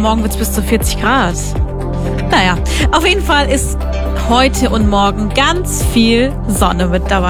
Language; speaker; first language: German; native; German